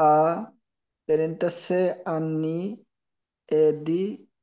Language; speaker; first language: Italian; non-native, learner; Bangla